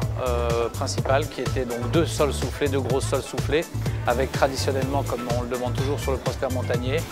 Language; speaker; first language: French; native; French